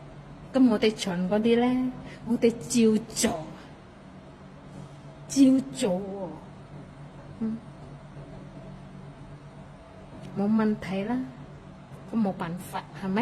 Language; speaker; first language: Cantonese; non-native, fluent; Indonesian